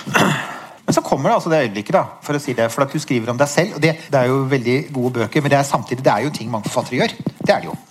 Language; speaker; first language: Norwegian; native; Norwegian